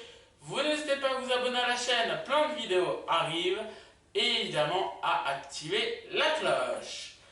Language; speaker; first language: French; native; French